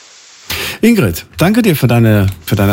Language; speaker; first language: German; native; German